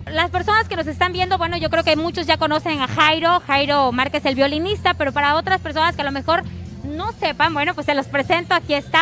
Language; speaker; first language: Spanish; native; Spanish